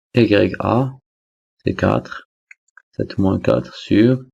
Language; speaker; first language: French; non-native, local second language; Arabic